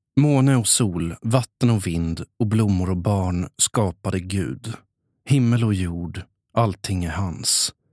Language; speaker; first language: Swedish; native; Swedish